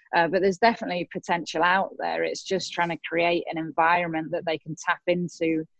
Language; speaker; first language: English; native; English